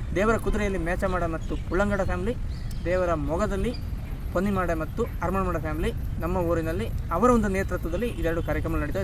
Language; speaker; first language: Kannada; non-native, local second language; Kodava